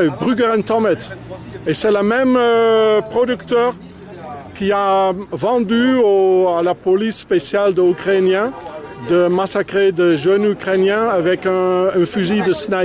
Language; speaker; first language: French; non-native, fluent; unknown